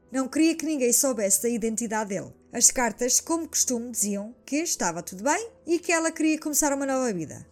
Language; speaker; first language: Portuguese; early bilingual, heritage; Portuguese